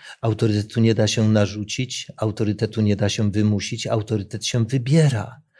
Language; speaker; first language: Polish; native; Polish